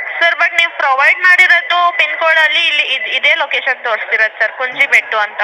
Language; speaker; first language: Kannada; native; Kannada